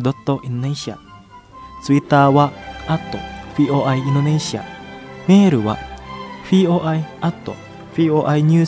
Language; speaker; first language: Japanese; non-native, learner; Indonesian